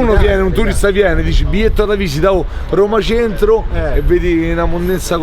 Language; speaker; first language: Italian; native; Italian